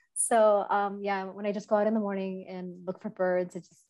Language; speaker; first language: English; native; English